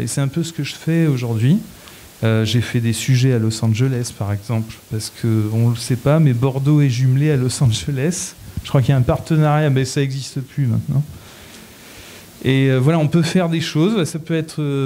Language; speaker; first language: French; native; French